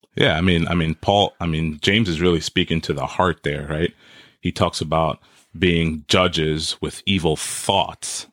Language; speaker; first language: English; native; English